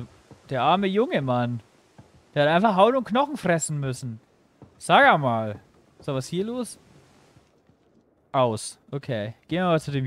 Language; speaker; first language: German; native; German